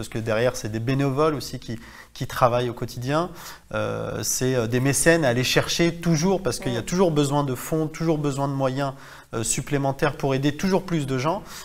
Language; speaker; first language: French; native; French